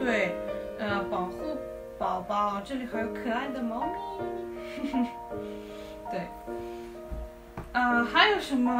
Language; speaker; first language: Chinese; non-native, fluent; Russian